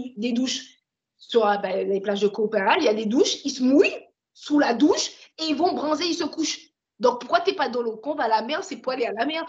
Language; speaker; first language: French; native; French